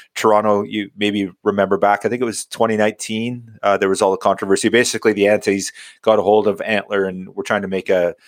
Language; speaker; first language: English; native; English